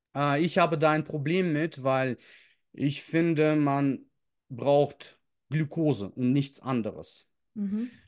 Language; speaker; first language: German; early bilingual, other home language; Russian